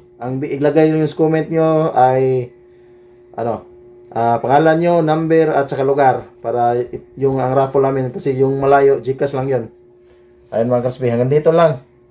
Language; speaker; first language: Filipino; non-native, local second language; Cebuano